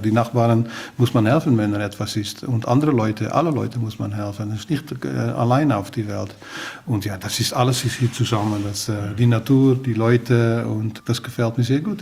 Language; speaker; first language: German; non-native, learner; Dutch